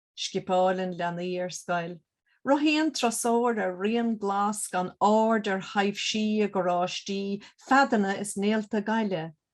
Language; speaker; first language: Irish; native; Irish